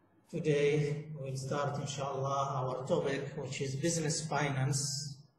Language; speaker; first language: English; non-native, fluent; Arabic